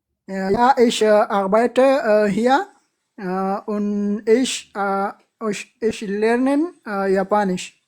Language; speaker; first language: German; non-native, learner; Pashto